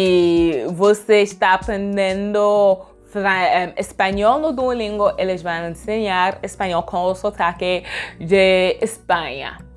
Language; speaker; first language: Portuguese; non-native, learner; French